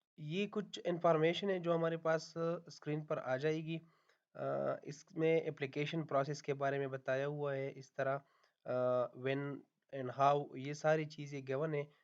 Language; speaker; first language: Hindi; non-native, local second language; Punjabi